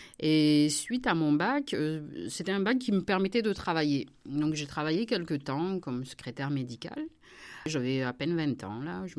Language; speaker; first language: French; native; French